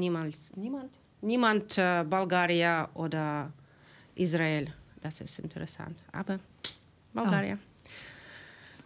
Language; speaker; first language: German; non-native, learner; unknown